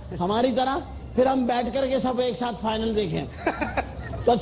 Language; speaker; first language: Hindi; native; Hindi